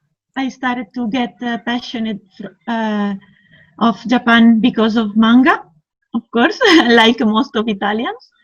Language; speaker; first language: English; non-native, fluent; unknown